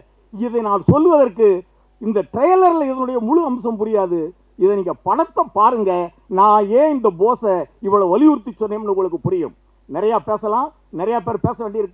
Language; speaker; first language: Tamil; native; Tamil